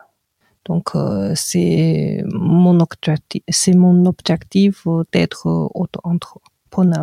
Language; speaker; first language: French; non-native, fluent; Chinese